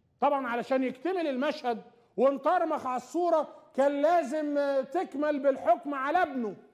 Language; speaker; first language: Arabic; native; Arabic